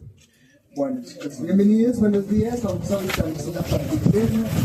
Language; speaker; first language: Spanish; native; Spanish